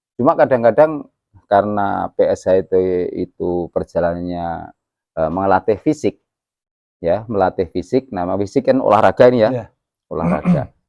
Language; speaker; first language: Indonesian; non-native, local second language; Javanese